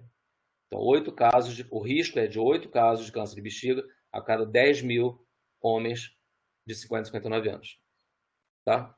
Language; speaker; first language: Portuguese; native; Portuguese